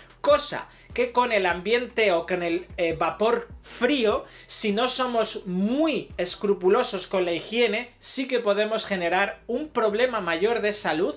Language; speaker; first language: Spanish; native; Spanish